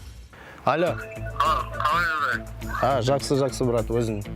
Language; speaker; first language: Kazakh; non-native, local second language; Russian